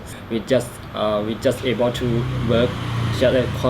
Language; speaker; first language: English; non-native, learner; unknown